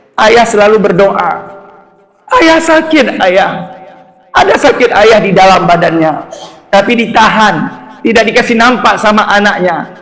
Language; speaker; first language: Indonesian; non-native, local second language; Achinese